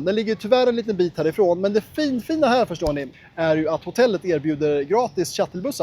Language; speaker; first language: Swedish; native; Swedish